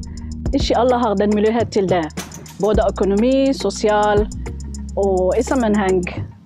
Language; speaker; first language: Norwegian; non-native, fluent; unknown